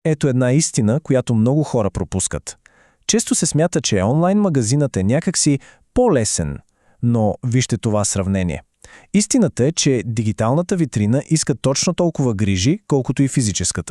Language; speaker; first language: Bulgarian; native; Bulgarian